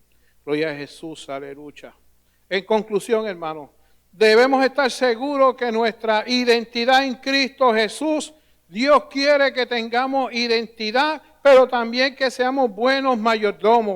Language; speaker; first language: Spanish; native; Spanish